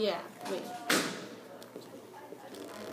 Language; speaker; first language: French; non-native, learner; English